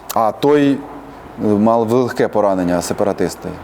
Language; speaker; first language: Ukrainian; native; Ukrainian